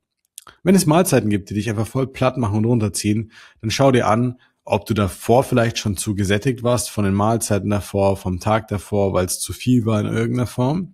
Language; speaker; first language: German; native; German